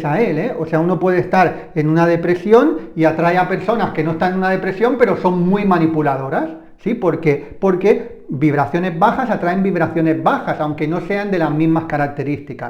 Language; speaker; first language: Spanish; native; Spanish